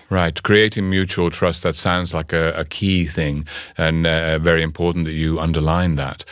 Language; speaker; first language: English; native; English